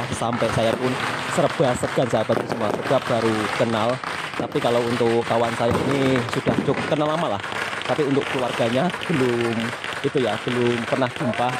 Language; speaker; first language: Indonesian; native; Indonesian